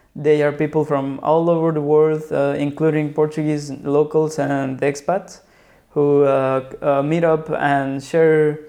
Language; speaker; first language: English; non-native, fluent; Spanish